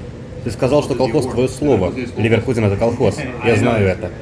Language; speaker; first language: Russian; native; Russian